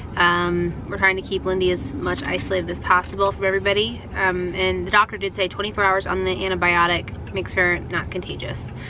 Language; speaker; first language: English; native; English